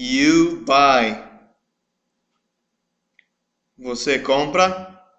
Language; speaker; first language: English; non-native, fluent; Portuguese